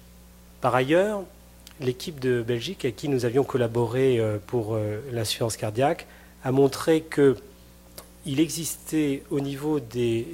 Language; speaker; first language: French; native; French